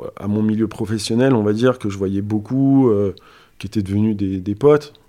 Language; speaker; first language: French; native; French